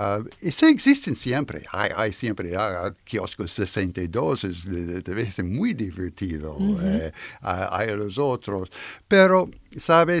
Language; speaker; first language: Spanish; non-native, learner; French